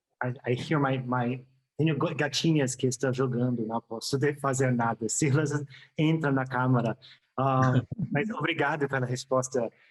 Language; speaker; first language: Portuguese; non-native, fluent; English